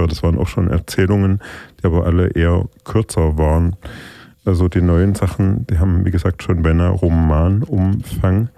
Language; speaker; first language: German; native; German